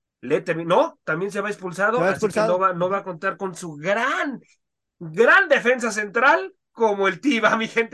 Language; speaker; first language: Spanish; native; Spanish